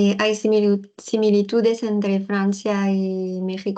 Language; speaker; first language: Spanish; non-native, fluent; French